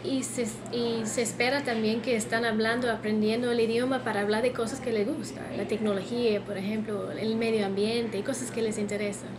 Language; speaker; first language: Spanish; non-native, fluent; English